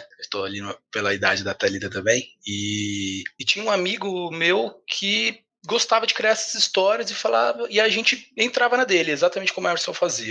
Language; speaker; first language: Portuguese; native; Portuguese